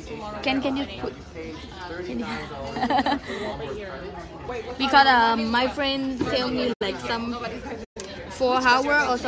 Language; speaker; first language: English; non-native, learner; Thai